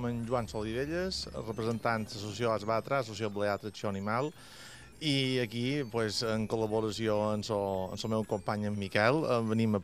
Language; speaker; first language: Catalan; native; Catalan